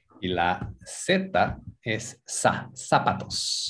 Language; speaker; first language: Spanish; non-native, fluent; English